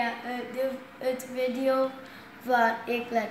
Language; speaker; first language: Dutch; non-native, local second language; Papiamento